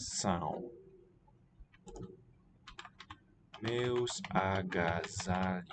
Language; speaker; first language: Portuguese; non-native, learner; English